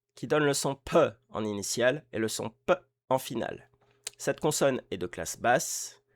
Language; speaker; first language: French; native; French